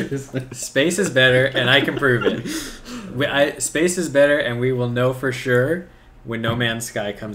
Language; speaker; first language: English; native; English